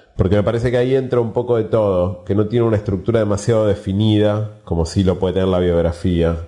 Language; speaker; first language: Spanish; native; Spanish